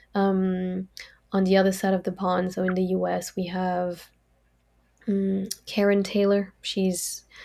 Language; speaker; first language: English; non-native, fluent; French